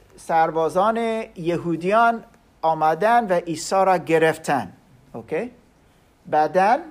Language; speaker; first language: Persian; non-native, learner; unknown